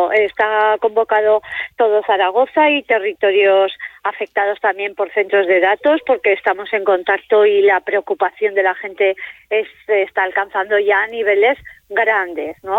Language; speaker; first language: Spanish; native; Spanish